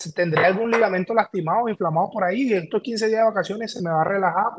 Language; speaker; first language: Spanish; native; Spanish